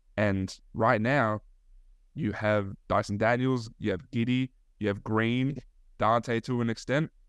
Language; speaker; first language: English; early bilingual, other home language; Turkish